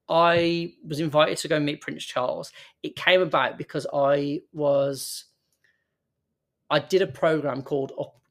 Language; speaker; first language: English; native; English